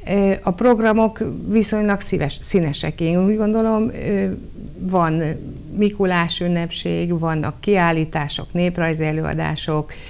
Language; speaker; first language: Hungarian; native; Hungarian